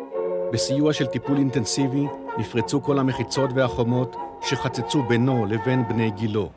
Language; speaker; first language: Hebrew; native; Hebrew